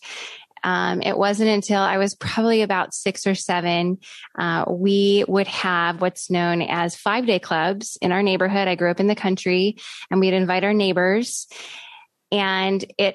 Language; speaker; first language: English; native; English